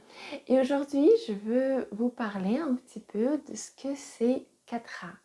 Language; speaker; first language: French; non-native, fluent; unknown